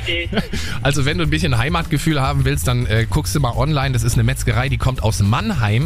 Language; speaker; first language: German; native; German